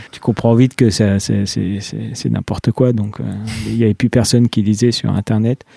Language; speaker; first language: French; native; French